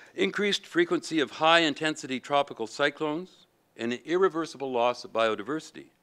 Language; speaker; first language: English; native; English